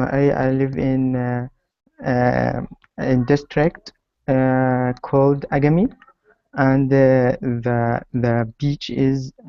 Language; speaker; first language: English; non-native, learner; Arabic